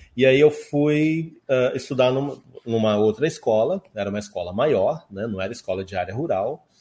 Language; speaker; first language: Portuguese; native; Portuguese